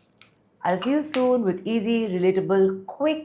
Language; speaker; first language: English; non-native, local second language; Bangla